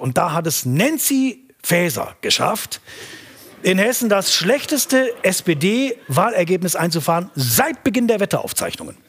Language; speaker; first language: German; native; German